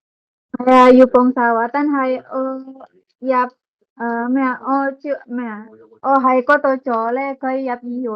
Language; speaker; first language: Cantonese; non-native, learner; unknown